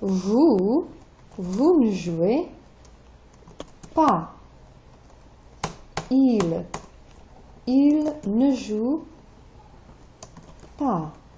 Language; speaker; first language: French; non-native, fluent; English